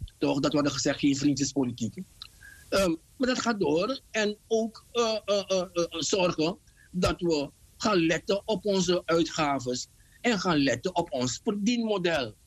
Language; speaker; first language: Dutch; native; Dutch